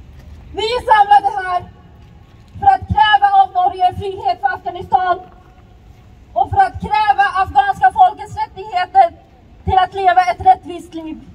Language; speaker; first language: Swedish; early bilingual, other home language; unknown